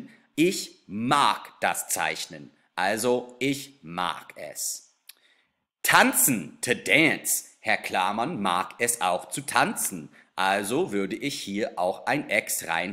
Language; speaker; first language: German; non-native, fluent; English